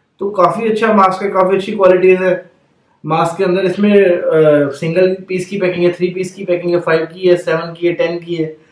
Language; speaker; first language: Hindi; non-native, local second language; Punjabi